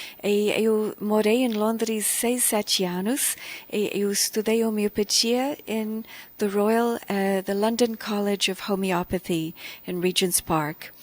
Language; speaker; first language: Portuguese; non-native, fluent; English